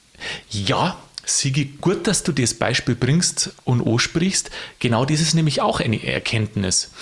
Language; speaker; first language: German; native; German